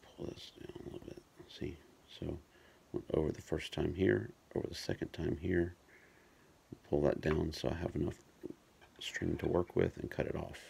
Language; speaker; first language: English; native; English